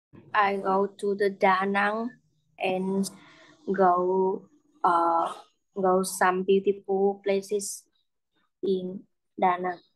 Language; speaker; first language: English; non-native, learner; Vietnamese